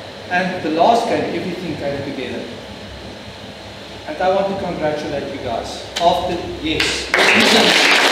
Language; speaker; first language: English; non-native, local second language; Afrikaans